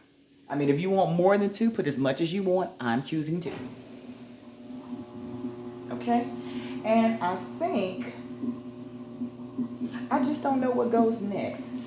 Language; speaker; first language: English; native; English